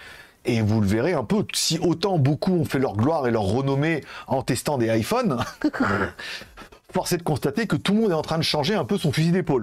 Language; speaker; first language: French; native; French